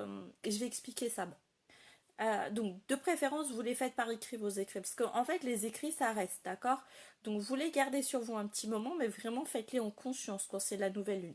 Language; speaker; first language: French; native; French